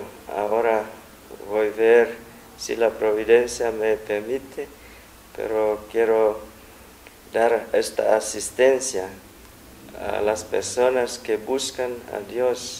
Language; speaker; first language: Spanish; non-native, fluent; Vietnamese